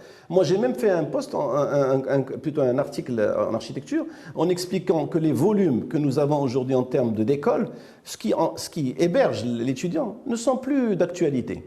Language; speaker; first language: French; non-native, local second language; Arabic